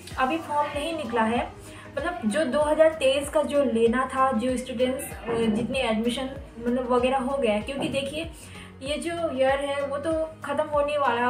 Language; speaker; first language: Hindi; non-native, local second language; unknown